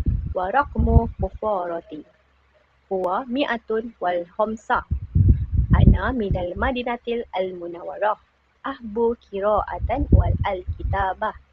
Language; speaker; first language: Arabic; non-native, learner; Malay